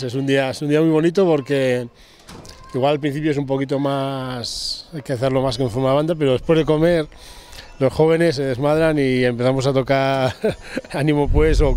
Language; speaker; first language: Spanish; native; Spanish